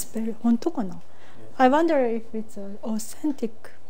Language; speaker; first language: English; non-native, fluent; Japanese